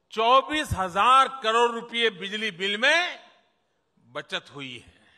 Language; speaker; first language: Hindi; non-native, local second language; Gujarati